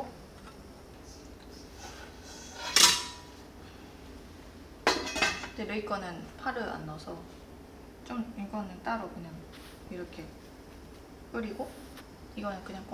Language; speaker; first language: Korean; non-native, fluent; Japanese